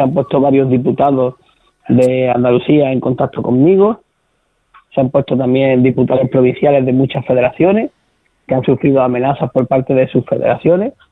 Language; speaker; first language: Spanish; native; Spanish